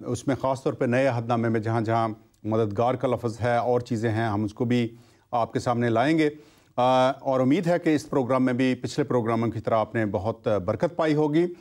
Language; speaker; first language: Urdu; non-native, local second language; Punjabi